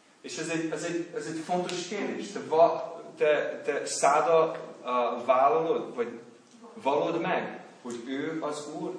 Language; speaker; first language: Hungarian; non-native, learner; English